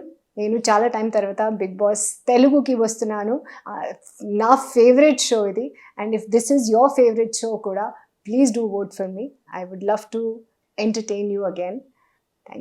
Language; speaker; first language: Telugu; non-native, local second language; Hindi